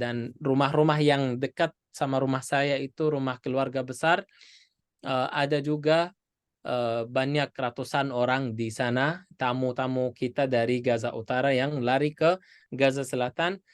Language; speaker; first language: Indonesian; non-native, fluent; Arabic